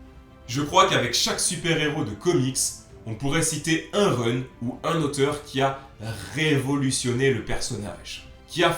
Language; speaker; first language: French; native; French